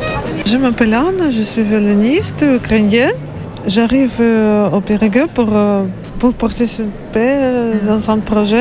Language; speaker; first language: French; non-native, learner; Ukrainian